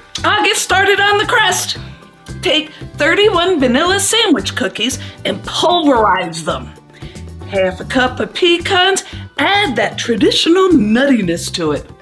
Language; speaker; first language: English; native; English